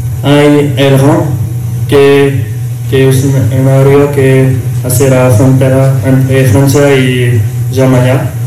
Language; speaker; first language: Spanish; non-native, learner; French